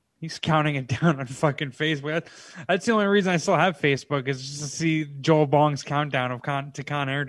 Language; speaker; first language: English; native; English